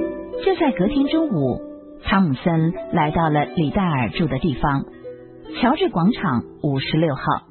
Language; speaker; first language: Chinese; native; Chinese